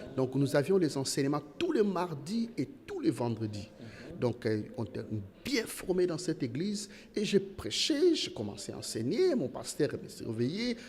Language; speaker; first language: French; non-native, local second language; Lingala